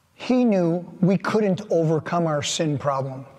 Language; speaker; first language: English; native; English